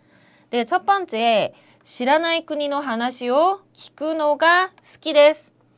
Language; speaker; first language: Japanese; non-native, fluent; Korean